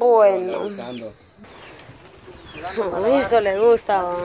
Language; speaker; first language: Spanish; native; Spanish